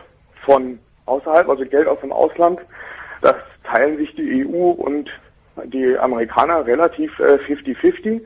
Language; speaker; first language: German; native; German